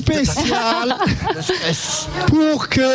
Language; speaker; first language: French; non-native, fluent; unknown